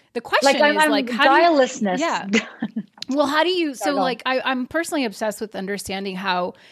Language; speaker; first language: English; early bilingual, other home language; Portuguese